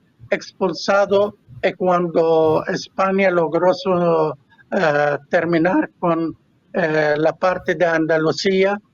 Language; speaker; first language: Spanish; non-native, fluent; Arabic